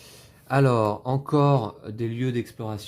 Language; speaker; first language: French; native; French